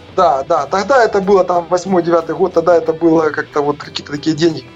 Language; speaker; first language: Russian; native; Russian